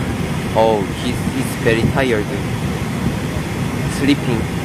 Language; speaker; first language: English; non-native, learner; Korean